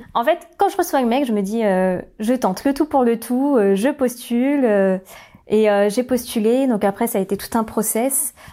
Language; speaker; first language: French; native; French